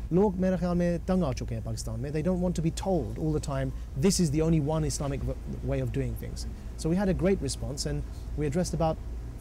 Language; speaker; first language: Urdu; early bilingual, other home language; English